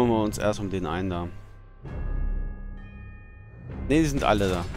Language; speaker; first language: German; native; German